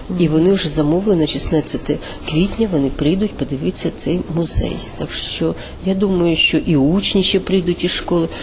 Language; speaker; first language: Ukrainian; native; Ukrainian